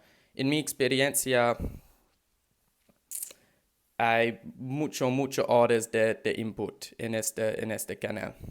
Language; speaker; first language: Spanish; non-native, learner; English